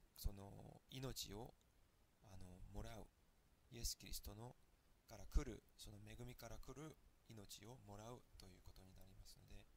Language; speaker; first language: Japanese; non-native, fluent; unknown